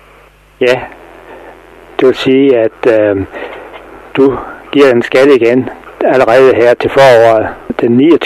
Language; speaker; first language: Danish; native; Danish